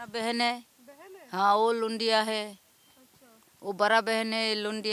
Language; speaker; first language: Hindi; non-native, local second language; Bangla